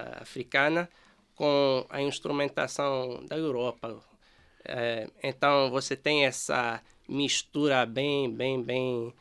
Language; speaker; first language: Portuguese; non-native, learner; English